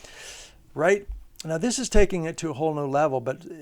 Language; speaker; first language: English; native; English